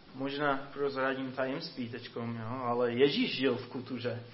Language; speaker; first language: Czech; non-native, fluent; English